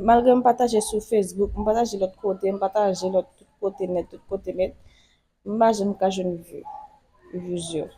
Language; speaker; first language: French; non-native, local second language; Haitian Creole